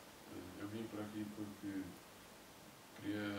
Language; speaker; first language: Portuguese; early bilingual, other home language; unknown